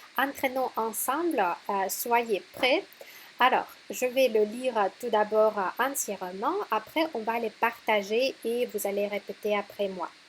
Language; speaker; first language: French; non-native, fluent; Russian